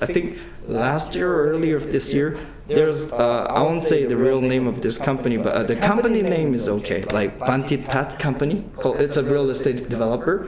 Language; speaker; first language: English; non-native, fluent; Korean